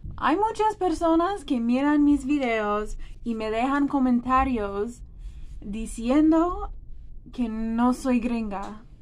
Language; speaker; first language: Spanish; non-native, fluent; English